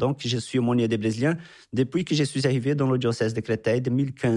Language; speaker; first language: French; non-native, fluent; Portuguese